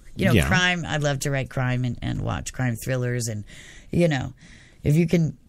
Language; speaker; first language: English; native; English